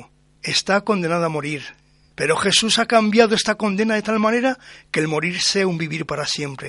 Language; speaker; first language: Spanish; native; Spanish